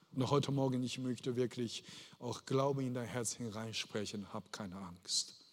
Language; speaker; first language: German; non-native, fluent; Chinese